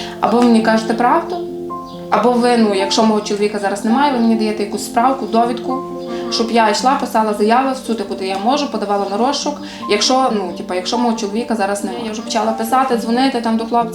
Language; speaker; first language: Ukrainian; native; Ukrainian